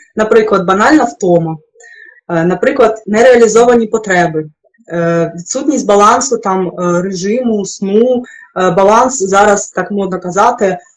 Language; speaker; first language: Ukrainian; non-native, local second language; Russian